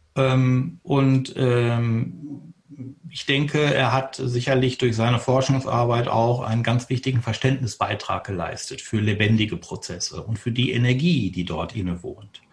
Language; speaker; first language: German; native; German